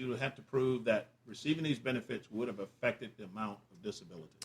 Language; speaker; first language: English; native; English